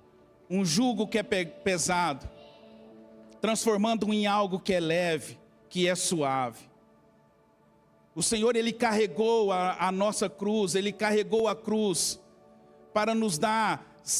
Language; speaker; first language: Portuguese; native; Portuguese